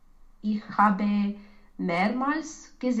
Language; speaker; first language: German; non-native, learner; Romanian